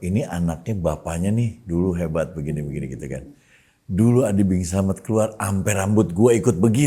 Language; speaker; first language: Indonesian; native; Indonesian